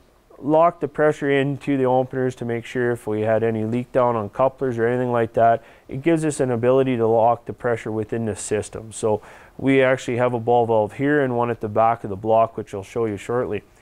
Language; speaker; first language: English; native; English